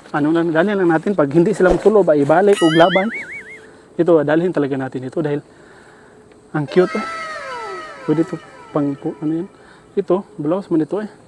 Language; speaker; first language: Filipino; non-native, local second language; Cebuano